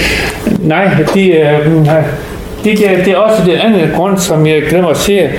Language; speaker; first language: Danish; non-native, learner; Persian